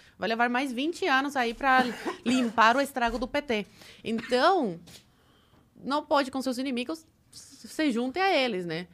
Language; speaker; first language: Portuguese; early bilingual, other home language; Spanish